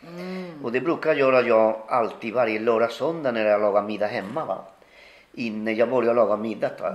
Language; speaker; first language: Swedish; non-native, fluent; Spanish